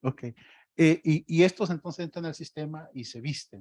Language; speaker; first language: Spanish; native; Spanish